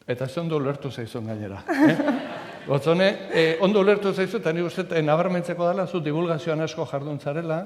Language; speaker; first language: Basque; native; Basque